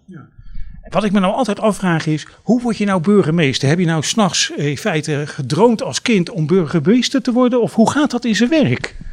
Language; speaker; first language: Dutch; native; Dutch